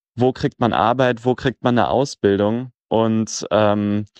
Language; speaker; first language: German; native; German